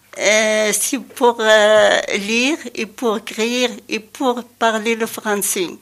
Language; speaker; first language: French; non-native, learner; Arabic